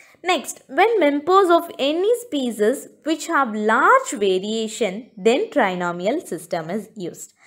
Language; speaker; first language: English; non-native, local second language; Tamil